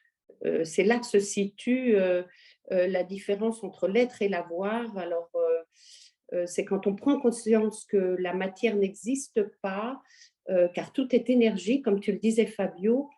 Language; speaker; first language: French; native; French